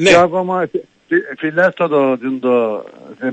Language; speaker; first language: Greek; non-native, local second language; Turkish